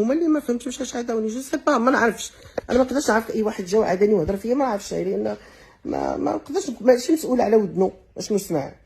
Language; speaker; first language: Arabic; native; Arabic